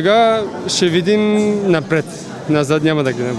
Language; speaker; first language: Bulgarian; non-native, learner; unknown